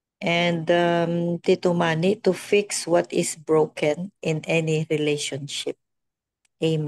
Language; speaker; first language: English; non-native, local second language; Filipino